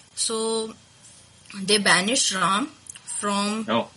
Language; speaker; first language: English; non-native, local second language; Telugu